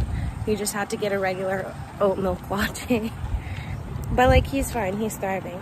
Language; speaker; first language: English; native; English